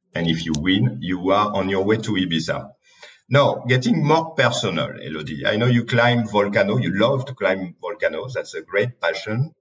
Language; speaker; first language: English; non-native, fluent; French